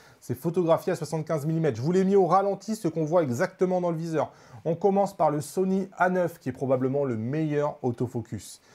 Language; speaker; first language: French; native; French